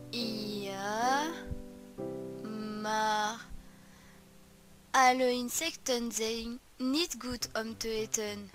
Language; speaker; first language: Dutch; non-native, learner; French